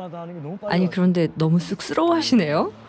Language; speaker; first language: Korean; native; Korean